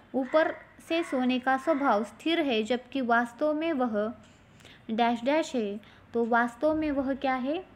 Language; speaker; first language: Hindi; non-native, local second language; Marathi